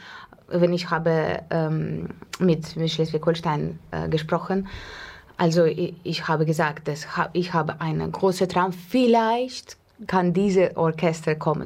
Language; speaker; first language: German; non-native, learner; Russian